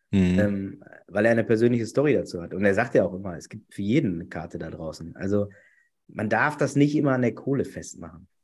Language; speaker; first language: German; native; German